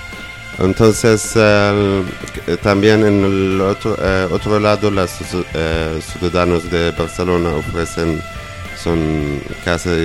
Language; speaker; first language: Spanish; non-native, learner; Arabic